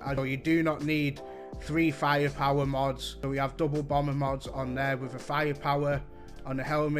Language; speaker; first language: English; native; English